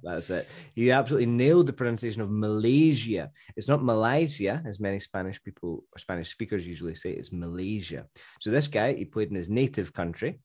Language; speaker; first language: English; native; English